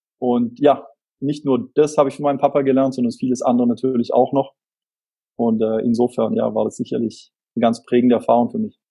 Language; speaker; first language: German; native; German